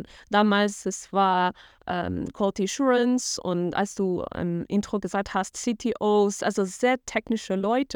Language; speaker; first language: German; non-native, fluent; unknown